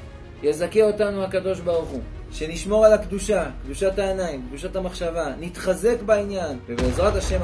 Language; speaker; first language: Hebrew; native; Hebrew